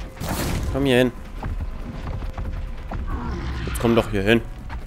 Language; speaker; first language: German; native; German